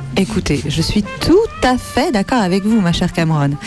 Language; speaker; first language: French; native; French